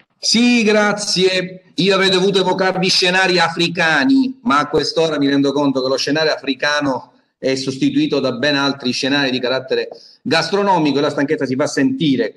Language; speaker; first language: Italian; native; Italian